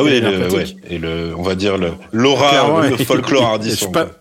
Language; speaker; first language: French; native; French